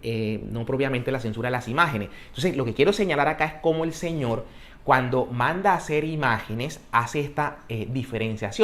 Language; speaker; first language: Spanish; native; Spanish